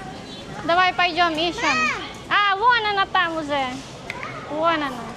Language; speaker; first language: Russian; non-native, learner; Filipino